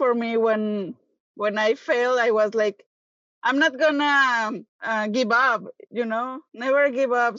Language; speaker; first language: English; non-native, fluent; Spanish